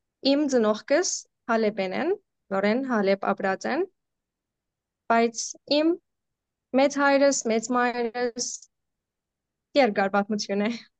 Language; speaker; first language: Armenian; native; Armenian